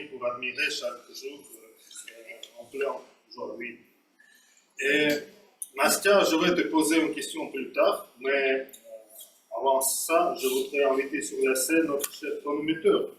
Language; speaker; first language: French; non-native, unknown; Russian